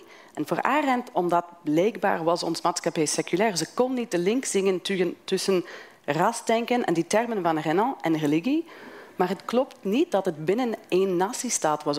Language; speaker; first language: Dutch; non-native, fluent; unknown